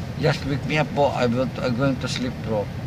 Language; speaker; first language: English; non-native, local second language; Filipino